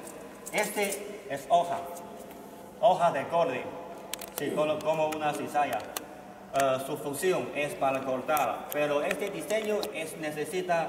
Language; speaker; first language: Spanish; non-native, learner; Chinese